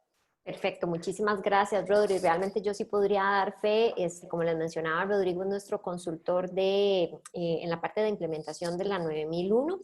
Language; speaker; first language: Spanish; native; Spanish